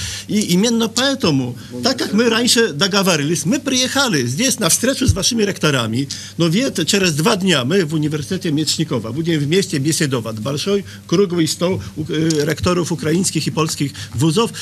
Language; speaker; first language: Russian; non-native, fluent; Polish